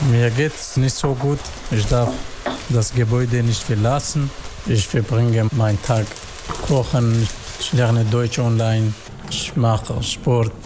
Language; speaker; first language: German; non-native, learner; Kurdish